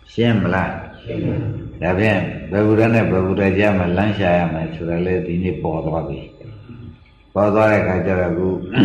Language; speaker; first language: Burmese; native; Burmese